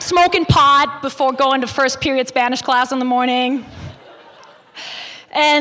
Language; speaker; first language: English; non-native, fluent; German